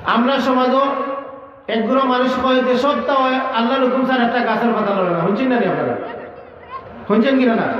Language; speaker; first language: Bangla; native; Bangla